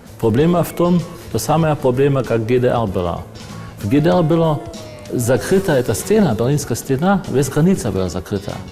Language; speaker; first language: Russian; non-native, fluent; German